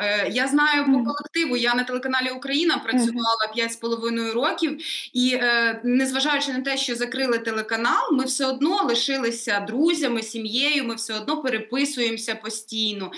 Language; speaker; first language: Ukrainian; native; Ukrainian